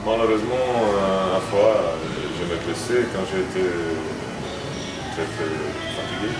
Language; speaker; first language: French; non-native, fluent; Croatian